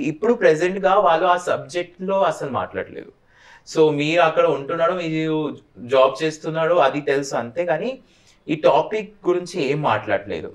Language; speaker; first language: Telugu; non-native, fluent; Bangla